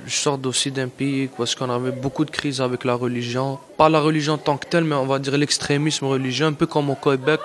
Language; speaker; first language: French; non-native, local second language; Arabic